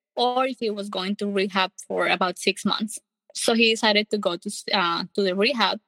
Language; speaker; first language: English; non-native, fluent; Spanish